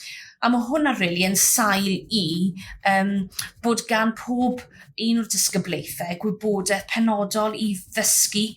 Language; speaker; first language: Welsh; native; Welsh